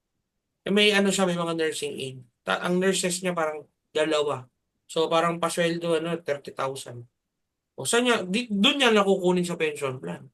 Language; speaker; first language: Filipino; native; Filipino